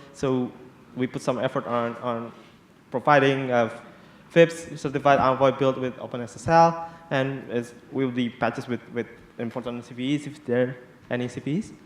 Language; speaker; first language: English; non-native, fluent; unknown